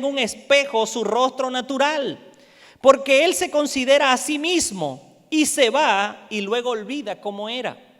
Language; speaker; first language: Spanish; native; Spanish